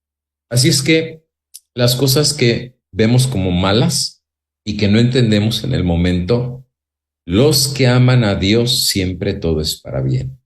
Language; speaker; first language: Spanish; native; Spanish